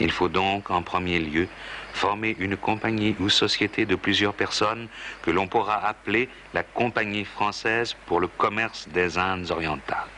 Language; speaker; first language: French; native; French